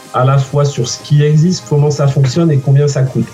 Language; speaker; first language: French; native; French